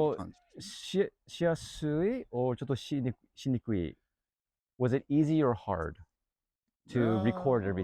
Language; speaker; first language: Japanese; non-native, learner; English